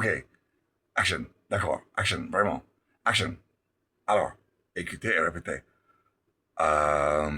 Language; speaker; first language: French; non-native, learner; English